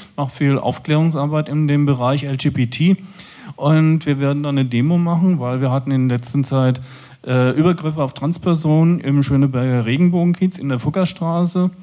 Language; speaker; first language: German; native; German